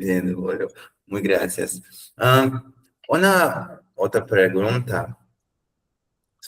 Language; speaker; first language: Spanish; non-native, learner; Portuguese